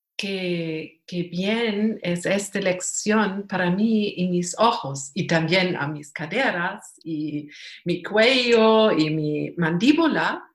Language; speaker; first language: Spanish; non-native, learner; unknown